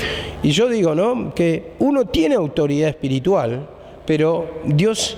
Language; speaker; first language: Spanish; native; Spanish